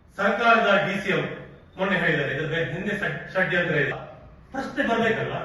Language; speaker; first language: Kannada; non-native, local second language; Tulu